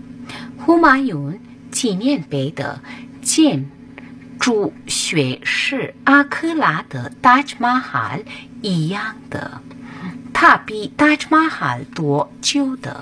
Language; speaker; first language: Chinese; non-native, learner; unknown